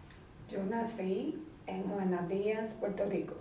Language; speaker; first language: Spanish; early bilingual, heritage; Spanish